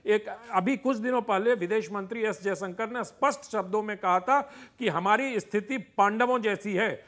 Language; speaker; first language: Hindi; native; Hindi